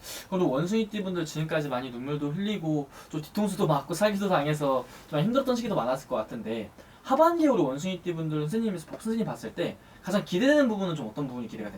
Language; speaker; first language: Korean; native; Korean